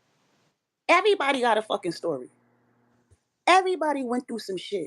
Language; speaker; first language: English; native; English